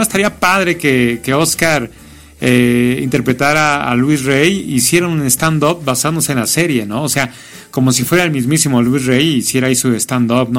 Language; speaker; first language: Spanish; native; Spanish